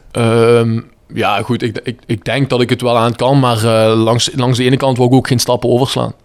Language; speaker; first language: Dutch; native; Dutch